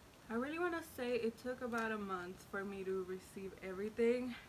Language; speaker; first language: English; early bilingual, other home language; Spanish